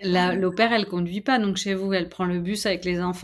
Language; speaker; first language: French; native; French